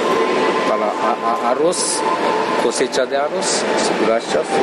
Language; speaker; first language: Spanish; non-native, learner; Japanese